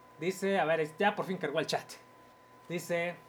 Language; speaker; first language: Spanish; native; Spanish